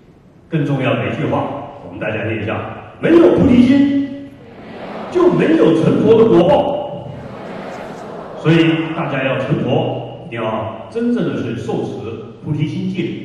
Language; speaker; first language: Chinese; native; Chinese